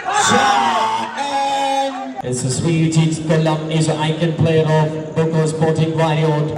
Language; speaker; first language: English; non-native, local second language; Malayalam